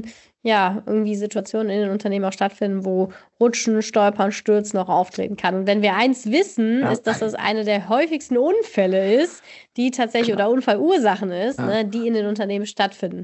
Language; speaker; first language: German; native; German